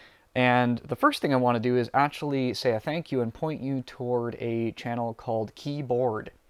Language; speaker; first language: English; native; English